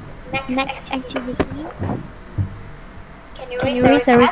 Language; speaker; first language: English; non-native, fluent; Vietnamese